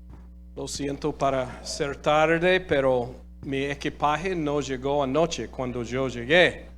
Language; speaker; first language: Spanish; non-native, fluent; English